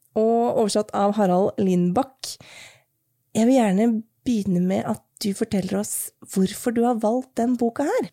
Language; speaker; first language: Norwegian; native; Norwegian